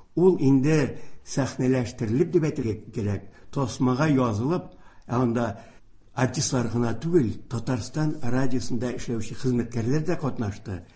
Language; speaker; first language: Tatar; native; Tatar